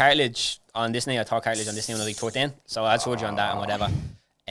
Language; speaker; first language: English; native; English